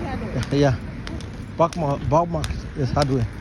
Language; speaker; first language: German; non-native, learner; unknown